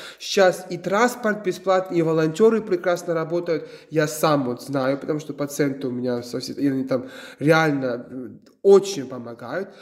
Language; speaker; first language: Russian; non-native, local second language; Georgian